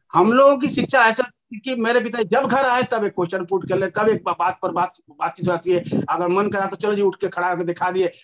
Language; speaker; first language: Hindi; native; Hindi